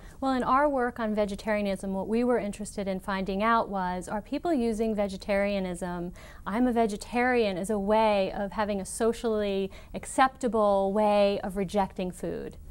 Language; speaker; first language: English; native; English